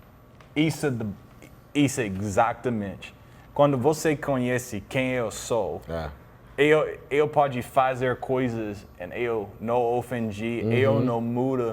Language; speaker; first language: Portuguese; non-native, learner; English